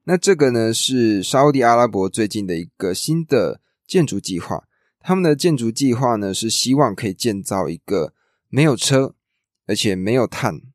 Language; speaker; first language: Chinese; native; Chinese